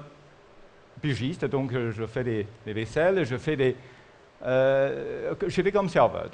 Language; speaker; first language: French; non-native, fluent; Chinese